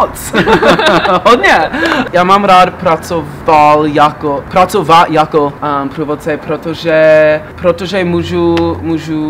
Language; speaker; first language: Czech; early bilingual, heritage; English